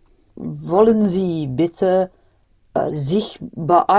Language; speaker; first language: German; non-native, learner; English